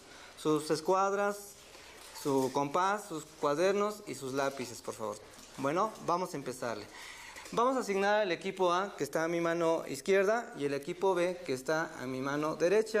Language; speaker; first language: Spanish; native; Spanish